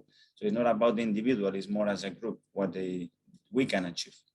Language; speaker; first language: English; non-native, fluent; Spanish